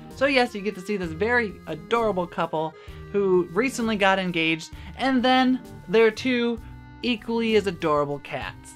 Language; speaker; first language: English; native; English